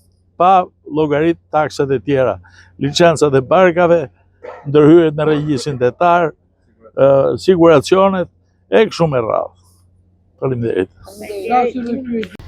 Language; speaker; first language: Albanian; native; Albanian